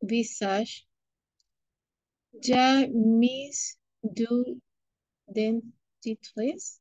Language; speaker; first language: French; non-native, learner; Spanish